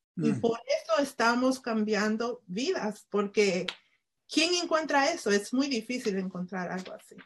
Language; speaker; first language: Spanish; early bilingual, heritage; Spanish